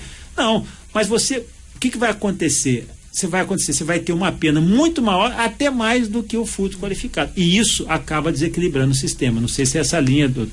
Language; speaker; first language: Portuguese; native; Portuguese